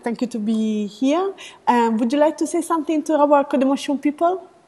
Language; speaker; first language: English; non-native, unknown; Italian